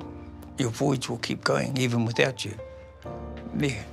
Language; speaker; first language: English; native; English